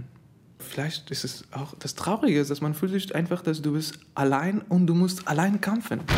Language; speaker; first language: German; non-native, learner; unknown